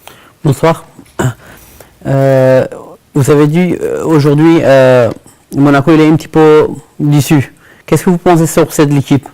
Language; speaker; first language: French; non-native, learner; Kurdish